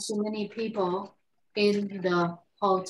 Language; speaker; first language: English; non-native, fluent; Vietnamese